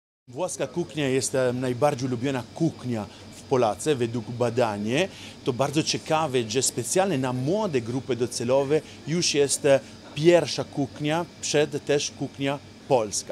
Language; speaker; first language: Polish; non-native, learner; Italian